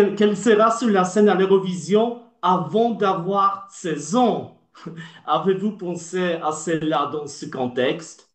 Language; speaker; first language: French; non-native, learner; Polish